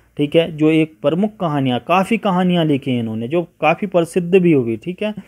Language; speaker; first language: Hindi; native; Hindi